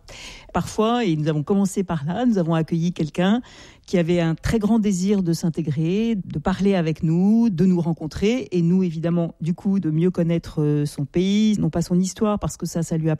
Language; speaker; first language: French; native; French